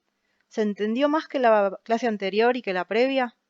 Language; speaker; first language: Spanish; native; Spanish